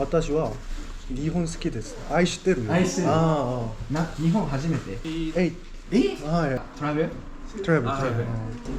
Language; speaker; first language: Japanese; non-native, learner; Korean